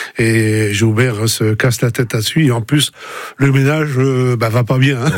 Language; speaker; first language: French; native; French